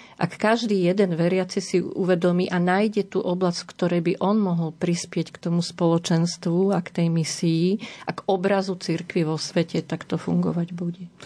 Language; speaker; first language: Slovak; native; Slovak